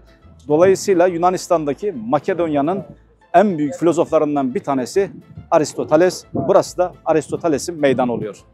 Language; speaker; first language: Turkish; native; Turkish